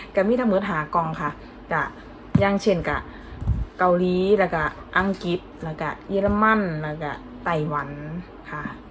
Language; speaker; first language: Thai; native; Thai